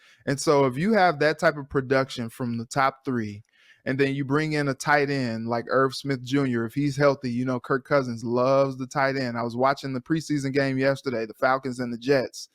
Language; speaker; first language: English; native; English